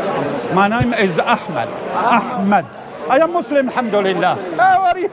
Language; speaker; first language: English; non-native, learner; Arabic